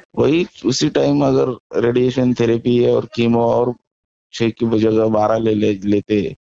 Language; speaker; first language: Hindi; non-native, local second language; Marathi